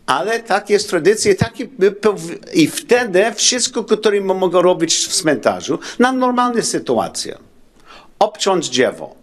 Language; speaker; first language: Polish; non-native, learner; English